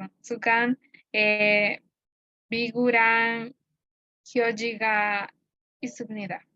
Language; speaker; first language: Korean; non-native, learner; Spanish